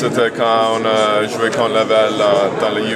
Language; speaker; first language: French; non-native, local second language; English